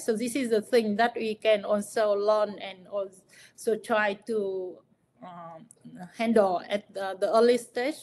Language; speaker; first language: English; non-native, fluent; Vietnamese